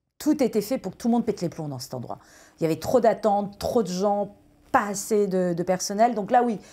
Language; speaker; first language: French; early bilingual, other home language; Persian